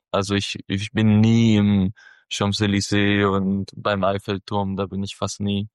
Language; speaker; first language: German; non-native, fluent; Spanish